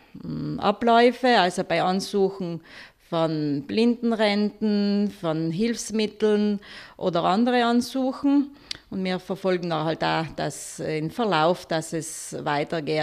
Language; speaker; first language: German; native; German